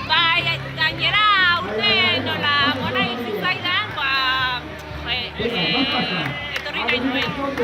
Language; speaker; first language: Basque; non-native, local second language; Spanish